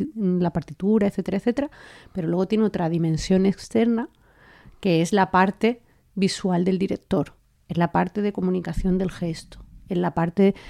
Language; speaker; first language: Spanish; native; Spanish